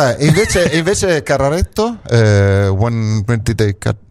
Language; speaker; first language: English; non-native, fluent; Italian